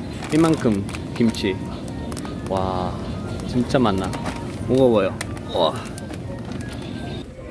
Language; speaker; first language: Korean; non-native, learner; Spanish